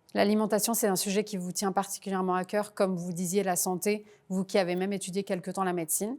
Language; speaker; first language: French; native; French